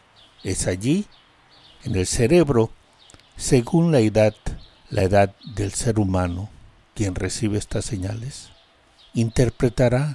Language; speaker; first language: Spanish; native; Spanish